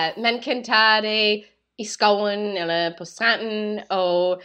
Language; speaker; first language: Danish; non-native, learner; English